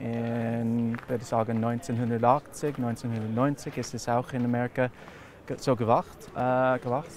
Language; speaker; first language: German; non-native, learner; English